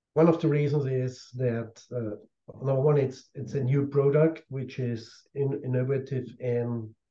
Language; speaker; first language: English; non-native, fluent; German